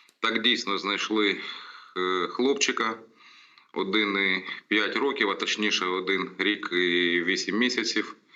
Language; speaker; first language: Ukrainian; non-native, local second language; Russian